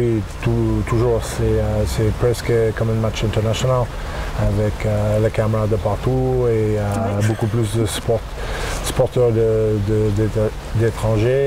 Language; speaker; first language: French; non-native, learner; English